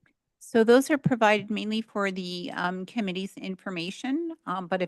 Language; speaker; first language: English; native; English